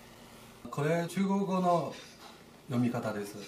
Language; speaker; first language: Japanese; non-native, fluent; Chinese